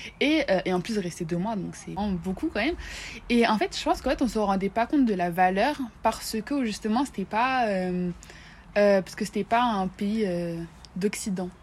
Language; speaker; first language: French; native; French